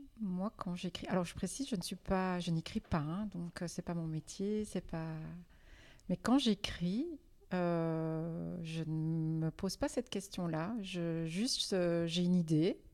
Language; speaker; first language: French; native; French